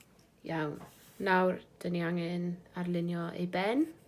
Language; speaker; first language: Welsh; non-native, local second language; English